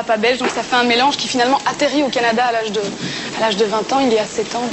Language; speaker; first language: French; native; French